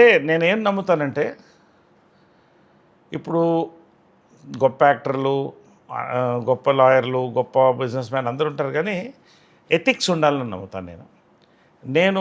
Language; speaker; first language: Telugu; native; Telugu